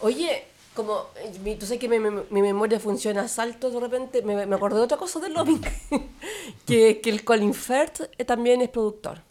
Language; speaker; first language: Spanish; native; Spanish